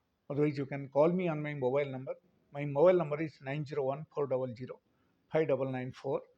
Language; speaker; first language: English; non-native, local second language; Telugu